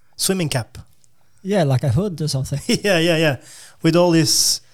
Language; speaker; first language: English; non-native, fluent; Portuguese